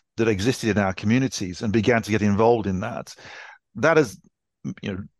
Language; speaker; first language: English; native; English